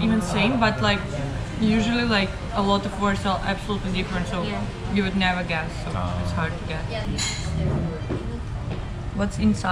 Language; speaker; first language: English; non-native, fluent; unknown